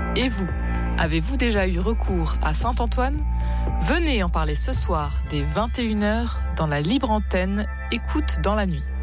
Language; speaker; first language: French; native; French